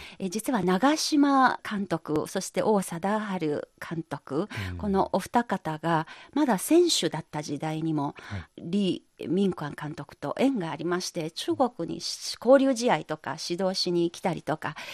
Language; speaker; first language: Japanese; non-native, fluent; Chinese